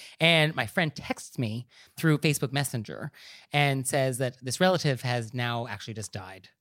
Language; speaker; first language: English; native; English